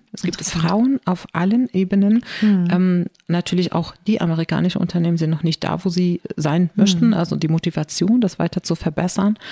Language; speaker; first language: German; non-native, fluent; Arabic